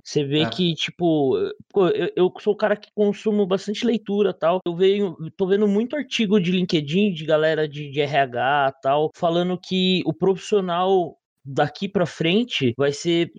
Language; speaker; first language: Portuguese; native; Portuguese